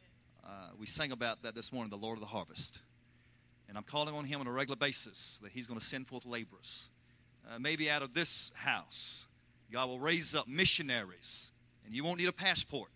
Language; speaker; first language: English; native; English